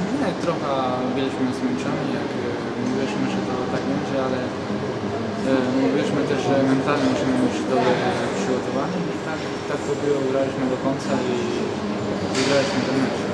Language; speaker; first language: Polish; non-native, fluent; Spanish